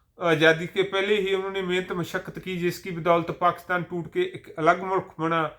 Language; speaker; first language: Hindi; non-native, local second language; Punjabi